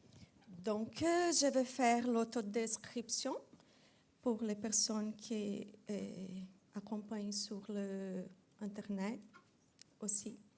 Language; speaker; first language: French; non-native, fluent; Portuguese